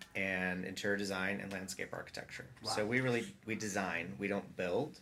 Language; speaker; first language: English; native; English